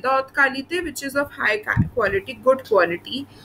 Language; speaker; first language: English; non-native, local second language; Hindi